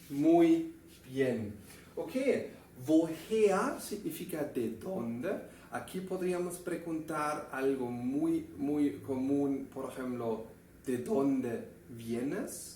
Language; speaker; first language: Spanish; non-native, fluent; German